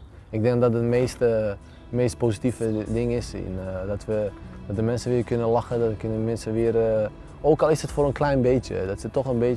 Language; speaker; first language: Dutch; early bilingual, other home language; Bosnian